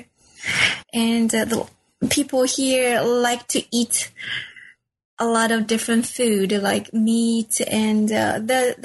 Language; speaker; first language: English; non-native, fluent; Chinese